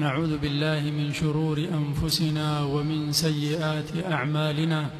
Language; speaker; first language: Arabic; non-native, fluent; Swahili